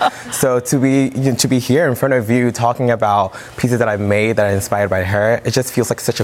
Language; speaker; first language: English; non-native, local second language; Akan